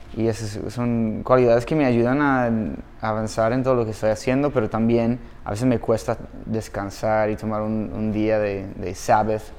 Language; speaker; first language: Spanish; non-native, fluent; English